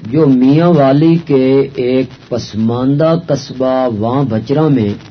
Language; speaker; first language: Urdu; non-native, local second language; Pashto